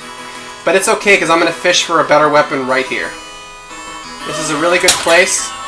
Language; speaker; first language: English; native; English